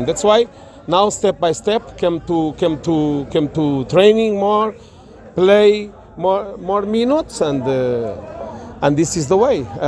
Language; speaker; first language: English; non-native, learner; Portuguese